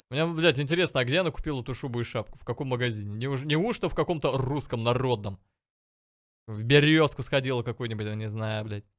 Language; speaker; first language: Russian; native; Russian